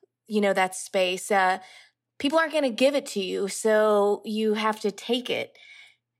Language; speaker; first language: English; native; English